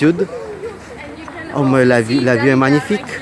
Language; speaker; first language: French; non-native, learner; Russian